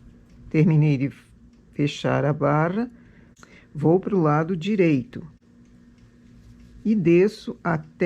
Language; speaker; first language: Portuguese; native; Portuguese